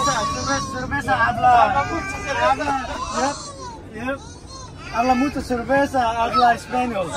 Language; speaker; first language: Spanish; non-native, learner; Nepali